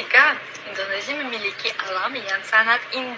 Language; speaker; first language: Indonesian; non-native, fluent; Russian